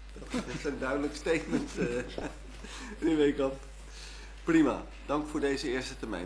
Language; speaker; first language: Dutch; native; Dutch